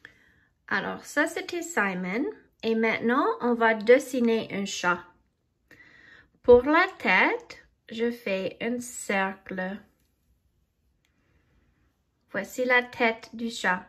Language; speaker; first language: French; non-native, fluent; English